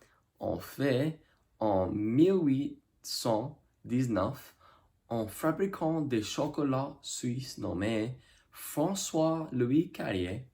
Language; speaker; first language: French; non-native, learner; English